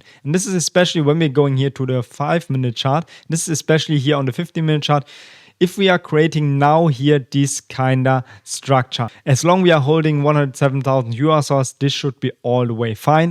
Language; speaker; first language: English; non-native, fluent; German